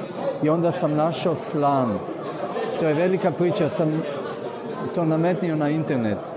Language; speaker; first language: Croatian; early bilingual, heritage; Croatian